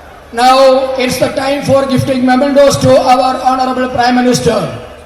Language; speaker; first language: English; non-native, local second language; Malayalam